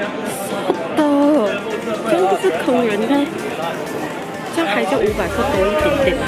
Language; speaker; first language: Chinese; early bilingual, heritage; Cantonese